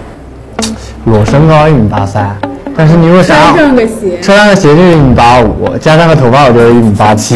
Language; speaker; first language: Chinese; native; Chinese